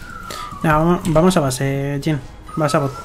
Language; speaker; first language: Spanish; native; Spanish